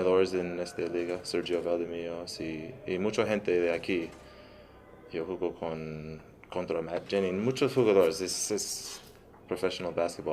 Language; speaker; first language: Spanish; early bilingual, heritage; English